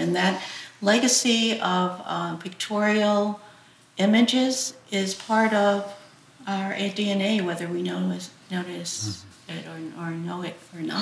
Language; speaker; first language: English; early bilingual, other home language; Chinese